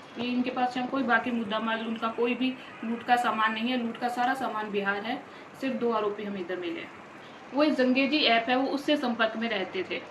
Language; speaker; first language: Hindi; non-native, local second language; Gujarati